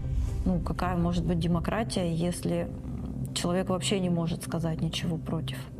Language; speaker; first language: Russian; native; Russian